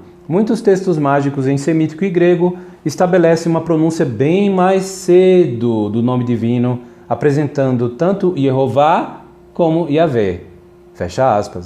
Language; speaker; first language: Portuguese; native; Portuguese